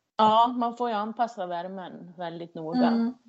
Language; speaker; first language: Swedish; native; Swedish